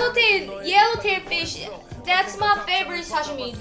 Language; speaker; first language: English; non-native, learner; Korean